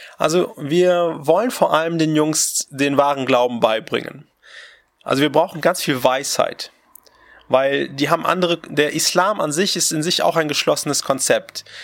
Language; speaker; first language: German; early bilingual, other home language; Russian